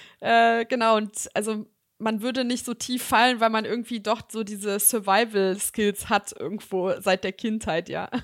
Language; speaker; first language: German; early bilingual, other home language; Serbian